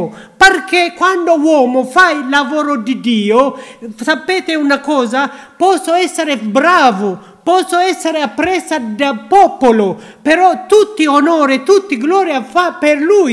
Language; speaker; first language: Italian; non-native, learner; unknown